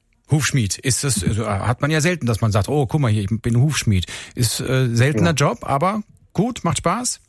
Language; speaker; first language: German; native; German